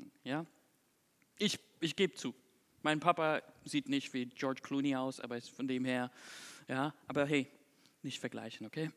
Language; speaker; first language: German; non-native, fluent; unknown